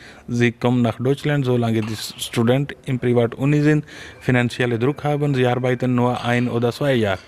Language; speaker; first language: German; non-native, fluent; Urdu